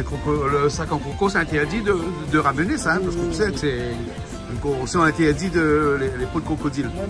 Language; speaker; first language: French; native; French